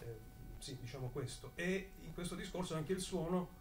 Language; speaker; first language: Italian; native; Italian